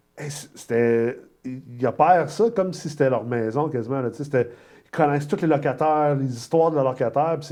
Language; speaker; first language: French; native; French